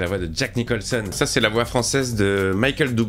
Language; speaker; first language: French; native; French